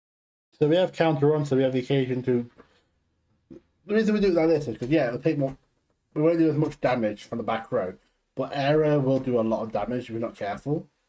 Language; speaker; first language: English; native; English